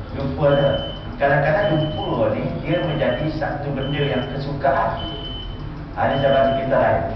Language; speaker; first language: Malay; non-native, local second language; Tamil